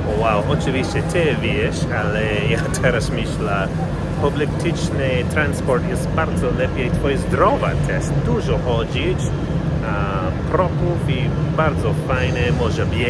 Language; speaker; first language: Polish; non-native, learner; English